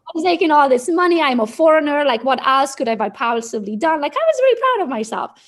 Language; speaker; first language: English; non-native, fluent; Romanian